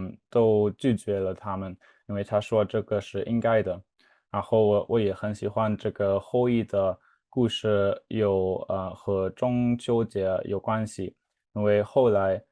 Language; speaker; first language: Chinese; non-native, fluent; English